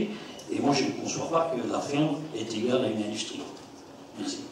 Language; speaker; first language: French; native; French